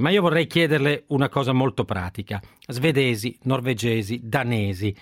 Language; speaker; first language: Italian; native; Italian